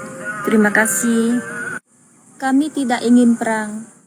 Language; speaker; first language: Indonesian; non-native, fluent; Khmer